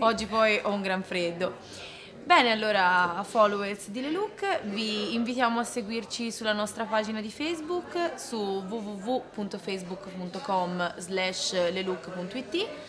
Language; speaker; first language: Italian; native; Italian